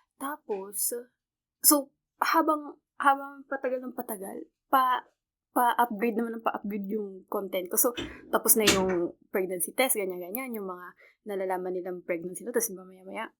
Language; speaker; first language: Filipino; native; Filipino